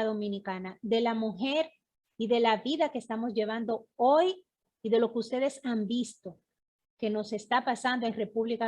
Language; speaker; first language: Spanish; native; Spanish